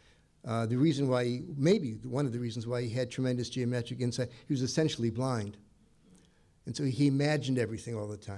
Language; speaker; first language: English; native; English